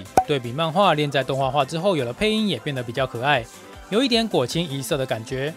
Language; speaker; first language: Chinese; native; Chinese